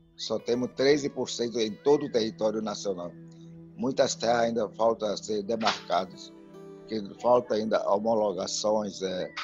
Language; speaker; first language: Portuguese; non-native, local second language; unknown